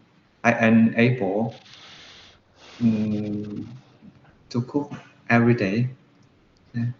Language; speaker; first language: English; non-native, learner; Vietnamese